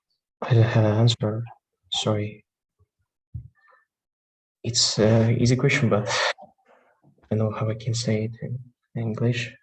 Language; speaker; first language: English; non-native, learner; Russian